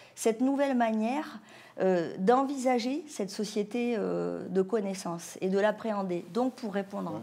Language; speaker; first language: French; native; French